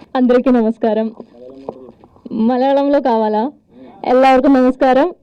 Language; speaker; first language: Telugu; non-native, learner; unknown